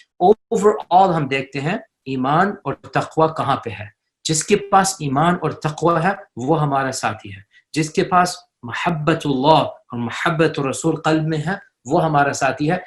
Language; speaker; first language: Urdu; early bilingual, heritage; Urdu